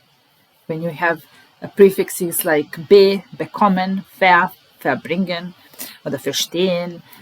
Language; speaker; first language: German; non-native, fluent; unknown